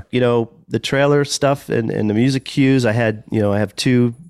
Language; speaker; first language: English; native; English